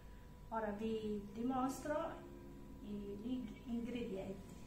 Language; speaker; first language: Italian; non-native, learner; Filipino